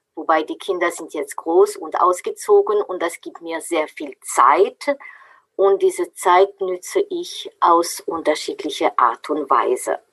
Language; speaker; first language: German; non-native, fluent; French